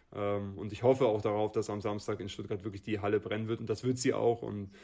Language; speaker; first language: German; native; German